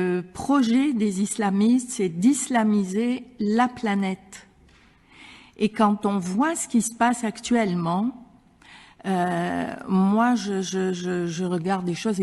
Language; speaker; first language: French; non-native, local second language; Arabic